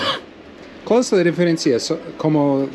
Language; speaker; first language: Spanish; non-native, learner; English